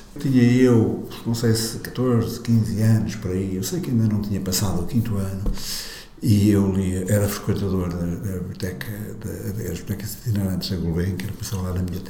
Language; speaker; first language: Portuguese; native; Portuguese